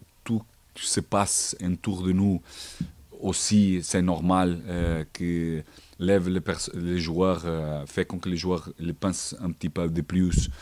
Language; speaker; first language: French; non-native, fluent; Portuguese